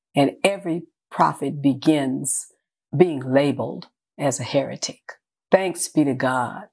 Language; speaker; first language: English; native; English